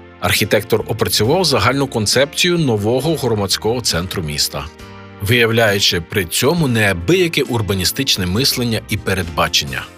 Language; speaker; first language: Ukrainian; native; Ukrainian